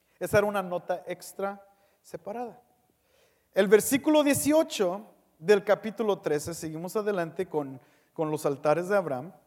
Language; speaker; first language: Spanish; early bilingual, heritage; Spanish